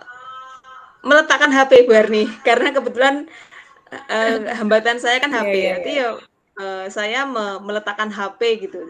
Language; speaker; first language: Indonesian; non-native, local second language; Javanese